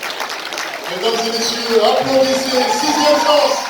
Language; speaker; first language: French; non-native, local second language; Arabic